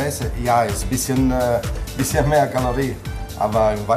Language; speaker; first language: German; non-native, fluent; Italian